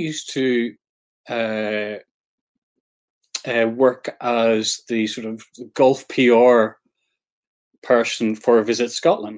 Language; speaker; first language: English; native; English